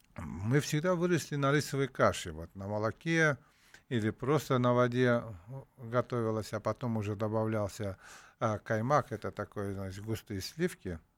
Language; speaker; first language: Russian; non-native, local second language; Uzbek